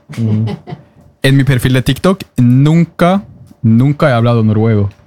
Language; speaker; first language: Spanish; non-native, fluent; Norwegian